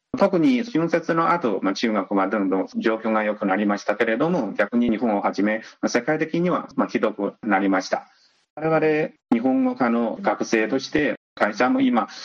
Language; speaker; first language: Japanese; non-native, fluent; Chinese